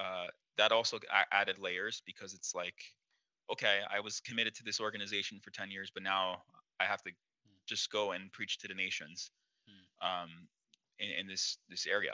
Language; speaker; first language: English; native; English